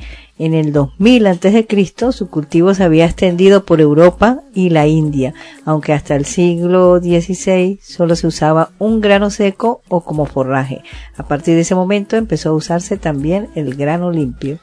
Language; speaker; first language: Spanish; native; Spanish